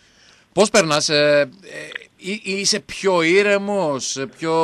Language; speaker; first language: Greek; native; Greek